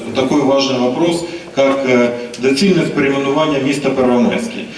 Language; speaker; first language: Ukrainian; non-native, local second language; Russian